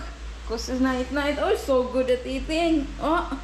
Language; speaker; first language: English; non-native, local second language; Cebuano